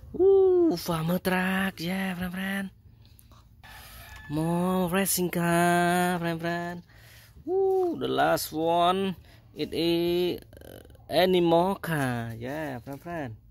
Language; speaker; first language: English; non-native, learner; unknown